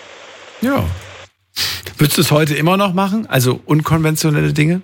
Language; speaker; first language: German; native; German